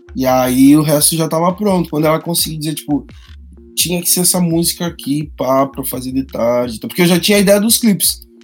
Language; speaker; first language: Portuguese; native; Portuguese